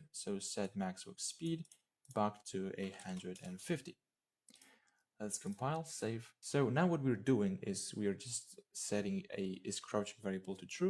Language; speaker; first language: English; non-native, fluent; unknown